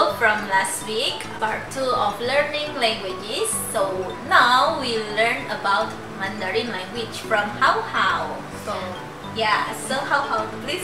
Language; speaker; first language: English; non-native, learner; Indonesian